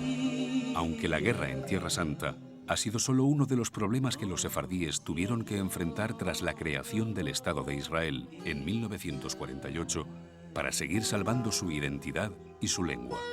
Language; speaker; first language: Spanish; native; Spanish